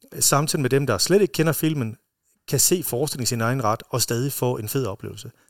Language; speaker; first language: Danish; early bilingual, heritage; Danish